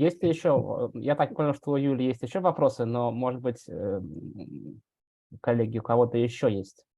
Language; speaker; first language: Russian; native; Russian